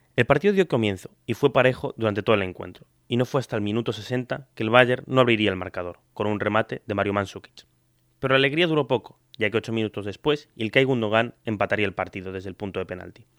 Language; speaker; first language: Spanish; native; Spanish